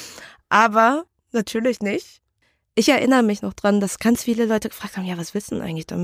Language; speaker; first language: German; early bilingual, other home language; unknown